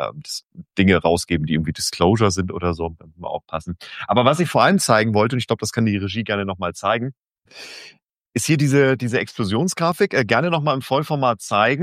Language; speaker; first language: German; native; German